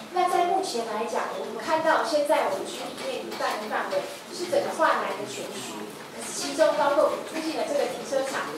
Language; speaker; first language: Chinese; native; Chinese